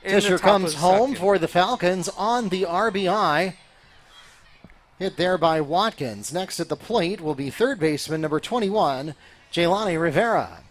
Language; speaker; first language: English; native; English